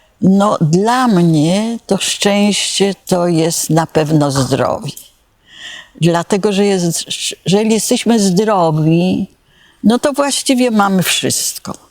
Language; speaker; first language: Polish; native; Polish